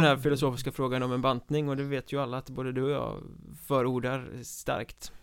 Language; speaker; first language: Swedish; native; Swedish